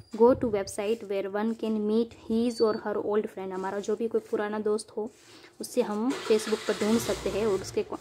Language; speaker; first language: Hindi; non-native, local second language; Gujarati